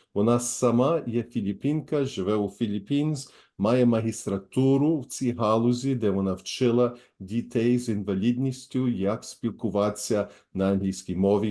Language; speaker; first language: Ukrainian; early bilingual, heritage; Ukrainian